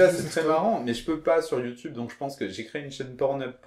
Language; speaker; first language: French; native; French